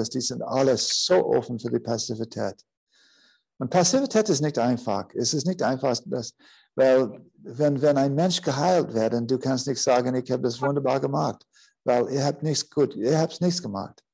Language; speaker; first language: German; non-native, fluent; English